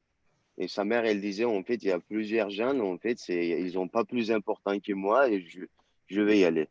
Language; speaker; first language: French; non-native, learner; Turkish